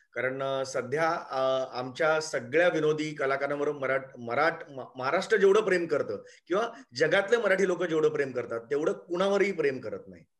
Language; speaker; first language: Marathi; native; Marathi